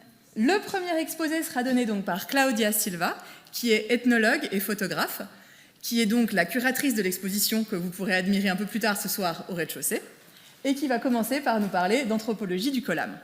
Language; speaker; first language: French; native; French